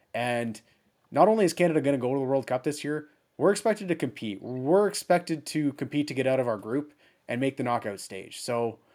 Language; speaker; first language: English; early bilingual, other home language; German